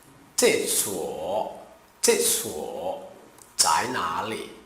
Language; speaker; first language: Chinese; non-native, learner; Portuguese